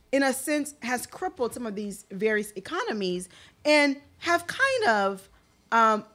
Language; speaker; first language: English; early bilingual, other home language; Haitian Creole